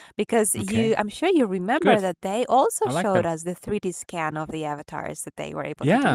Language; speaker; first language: English; non-native, fluent; Ukrainian